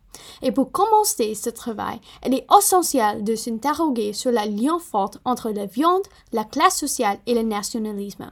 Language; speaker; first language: French; non-native, fluent; Punjabi